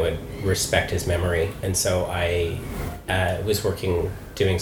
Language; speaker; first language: English; native; English